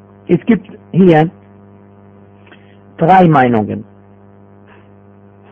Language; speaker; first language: German; non-native, fluent; Arabic